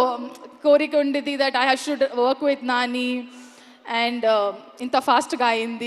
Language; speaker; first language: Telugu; non-native, learner; Kannada